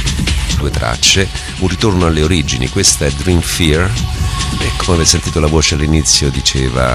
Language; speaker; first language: Italian; native; Italian